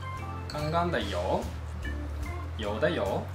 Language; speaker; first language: Chinese; non-native, fluent; Japanese